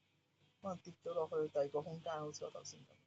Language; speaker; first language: Chinese; native; Chinese